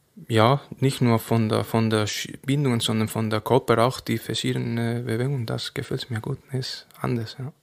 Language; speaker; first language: German; non-native, fluent; Spanish